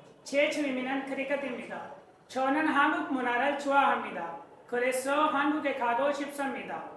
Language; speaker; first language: Korean; non-native, learner; Urdu